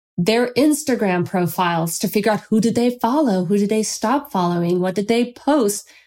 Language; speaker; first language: English; non-native, fluent; Turkish